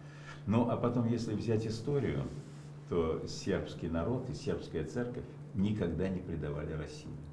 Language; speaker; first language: Russian; native; Russian